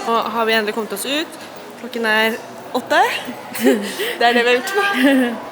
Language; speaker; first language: Norwegian; native; Norwegian